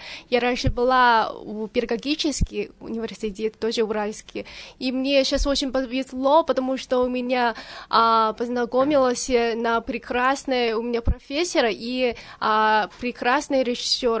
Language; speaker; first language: Russian; non-native, learner; Chinese